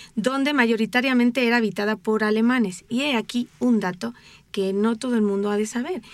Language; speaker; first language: Spanish; native; Spanish